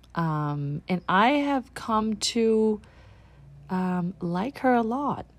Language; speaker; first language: English; non-native, fluent; Danish